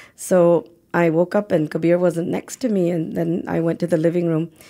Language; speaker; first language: English; native; English